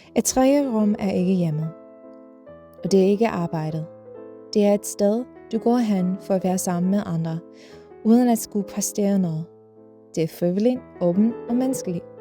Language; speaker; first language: Danish; non-native, fluent; English